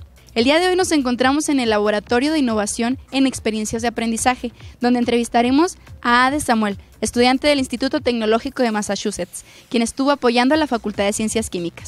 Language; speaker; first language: Spanish; native; Spanish